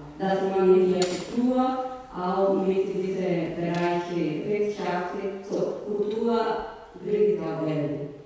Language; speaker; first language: German; non-native, learner; Portuguese